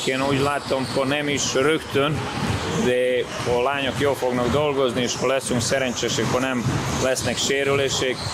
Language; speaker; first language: Hungarian; non-native, fluent; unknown